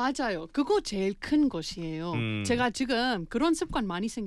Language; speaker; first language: Korean; non-native, fluent; English